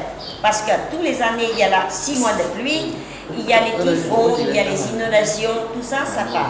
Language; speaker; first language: French; non-native, fluent; Vietnamese